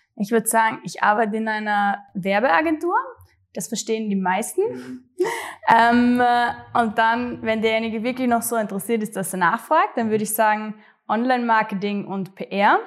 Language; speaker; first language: German; native; German